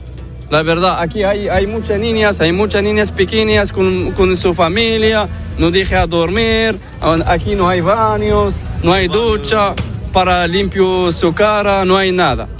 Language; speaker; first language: Spanish; non-native, learner; Arabic